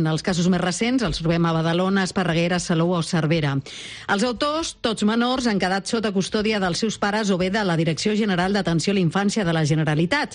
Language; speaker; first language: Catalan; native; Catalan